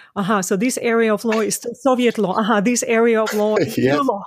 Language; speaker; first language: English; non-native, fluent; Ukrainian